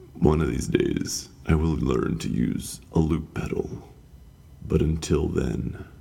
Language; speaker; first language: English; native; English